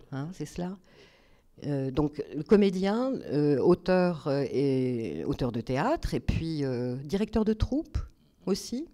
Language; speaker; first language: French; native; French